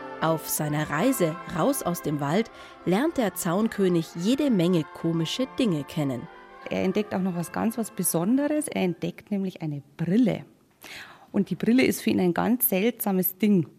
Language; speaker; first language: German; native; German